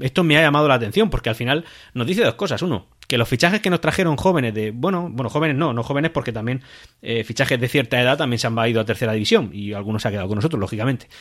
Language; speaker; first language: Spanish; native; Spanish